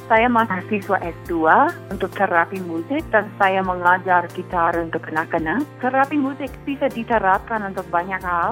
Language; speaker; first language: Indonesian; non-native, fluent; English